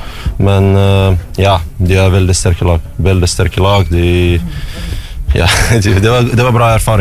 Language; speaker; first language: Norwegian; non-native, fluent; Russian